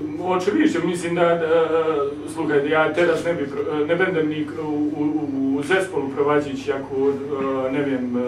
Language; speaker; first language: Polish; non-native, learner; Serbian